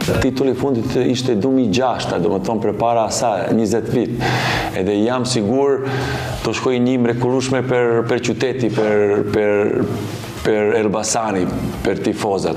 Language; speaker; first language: Albanian; non-native, learner; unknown